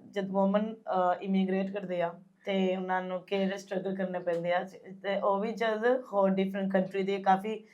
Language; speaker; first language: Punjabi; early bilingual, heritage; Punjabi